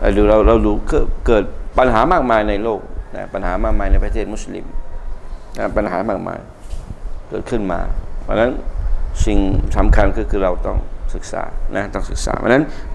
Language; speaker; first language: Thai; non-native, local second language; Malay